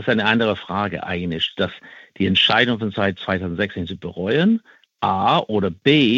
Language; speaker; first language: German; non-native, fluent; English